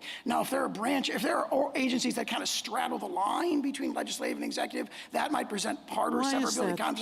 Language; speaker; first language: English; native; English